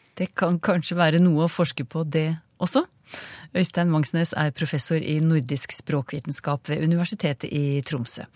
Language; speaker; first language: Norwegian; native; Norwegian